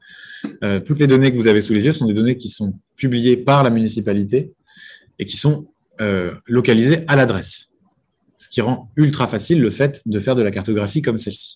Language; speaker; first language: French; native; French